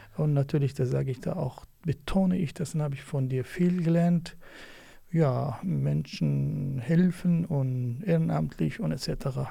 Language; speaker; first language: German; non-native, learner; Kurdish